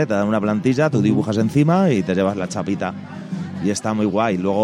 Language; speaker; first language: Spanish; native; Spanish